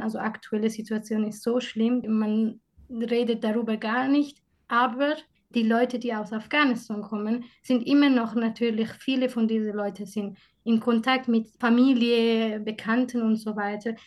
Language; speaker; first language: German; non-native, fluent; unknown